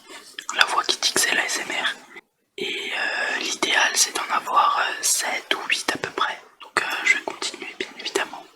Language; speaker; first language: French; native; French